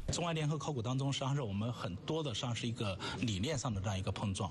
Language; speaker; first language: Chinese; native; Chinese